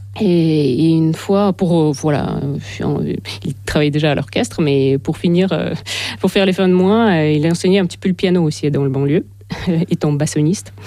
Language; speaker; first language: French; non-native, fluent; Russian